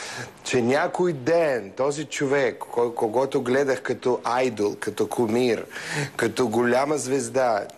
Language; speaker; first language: Bulgarian; early bilingual, heritage; Russian